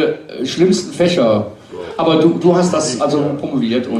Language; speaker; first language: German; native; German